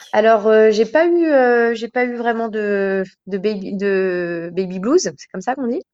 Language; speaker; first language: French; native; French